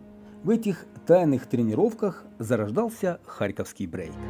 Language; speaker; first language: Russian; native; Russian